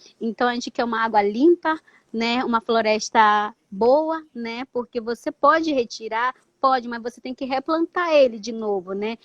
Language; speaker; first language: Portuguese; non-native, local second language; Ticuna